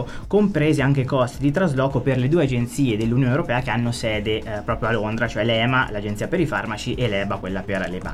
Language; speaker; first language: Italian; native; Italian